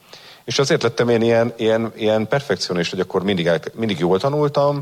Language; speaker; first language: Hungarian; native; Hungarian